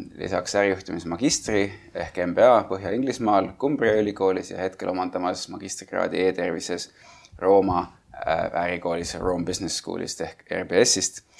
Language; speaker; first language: Estonian; native; Estonian